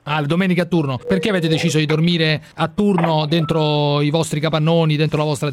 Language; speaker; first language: Italian; native; Italian